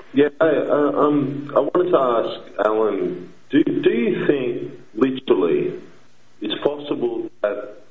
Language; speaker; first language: English; native; English